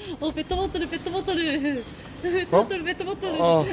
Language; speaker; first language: Korean; non-native, learner; Japanese